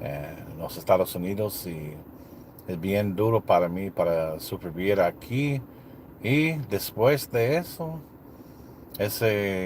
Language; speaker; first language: Spanish; non-native, learner; English